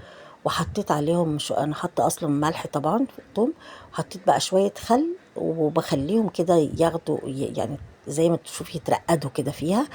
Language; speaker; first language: Arabic; native; Arabic